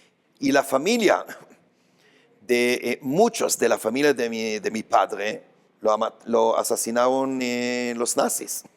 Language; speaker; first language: Spanish; non-native, fluent; Hebrew